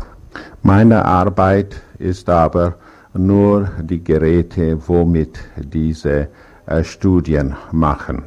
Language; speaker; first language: German; non-native, learner; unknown